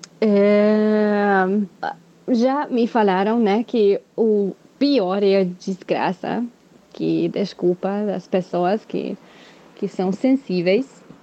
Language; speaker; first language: Portuguese; non-native, fluent; Hungarian